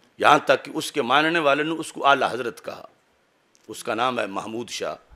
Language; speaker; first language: Urdu; non-native, local second language; Punjabi